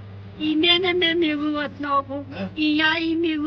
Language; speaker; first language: Macedonian; non-native, local second language; Turkish